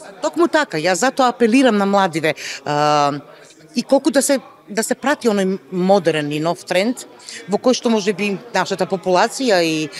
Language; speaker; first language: Macedonian; native; Macedonian